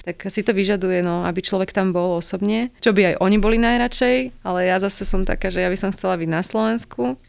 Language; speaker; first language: Slovak; native; Slovak